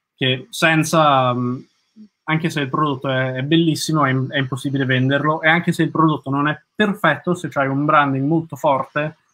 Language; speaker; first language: Italian; early bilingual, heritage; Italian